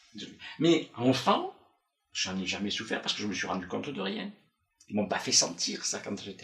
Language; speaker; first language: French; native; French